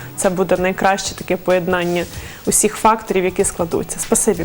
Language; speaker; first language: Ukrainian; native; Ukrainian